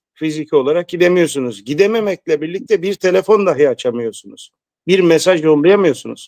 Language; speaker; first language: Turkish; early bilingual, heritage; Turkish